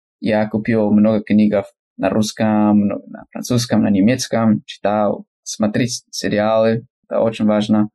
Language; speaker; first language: Russian; non-native, fluent; English